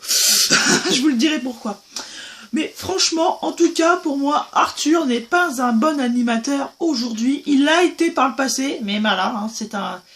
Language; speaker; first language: French; native; French